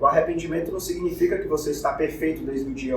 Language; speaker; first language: Portuguese; native; Portuguese